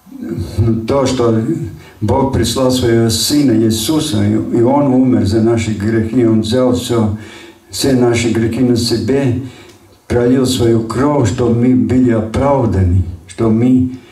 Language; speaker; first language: Russian; non-native, local second language; Latvian